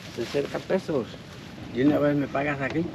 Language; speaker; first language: Spanish; native; Spanish